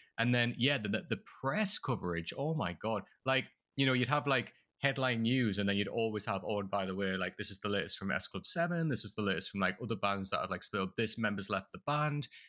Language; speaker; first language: English; native; English